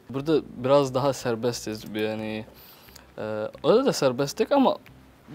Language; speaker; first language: Turkish; non-native, learner; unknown